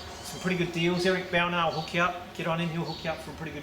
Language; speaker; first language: English; native; English